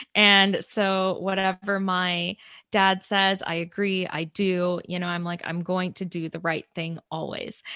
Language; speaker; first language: English; native; English